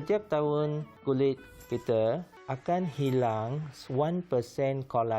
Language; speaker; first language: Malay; non-native, local second language; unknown